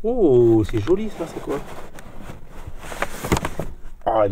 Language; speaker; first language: French; native; French